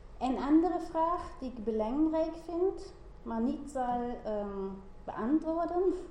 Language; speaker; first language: Dutch; non-native, learner; German